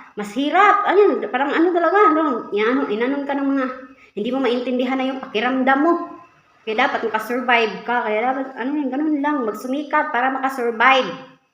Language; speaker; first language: Filipino; native; Filipino